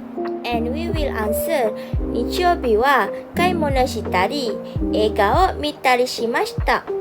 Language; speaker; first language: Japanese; non-native, learner; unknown